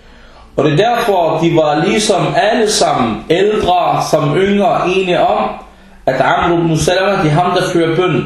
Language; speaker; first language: Danish; early bilingual, other home language; Arabic